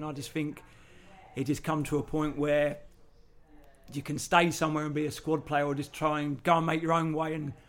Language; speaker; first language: English; native; English